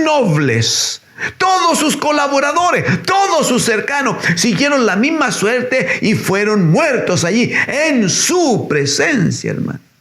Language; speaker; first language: Spanish; native; Spanish